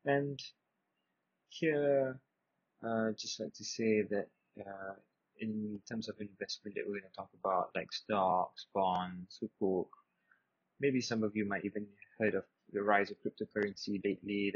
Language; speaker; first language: English; non-native, local second language; Malay